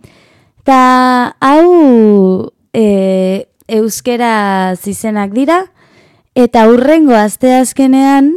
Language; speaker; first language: Basque; non-native, learner; Spanish